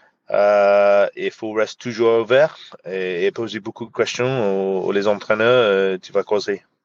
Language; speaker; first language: French; non-native, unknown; English